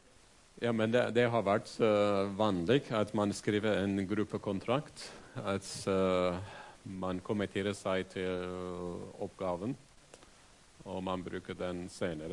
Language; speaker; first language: Swedish; non-native, fluent; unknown